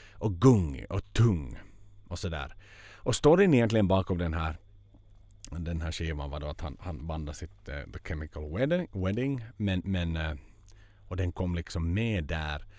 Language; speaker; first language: Swedish; native; Swedish